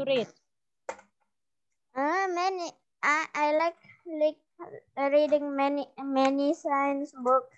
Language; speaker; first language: English; non-native, learner; Indonesian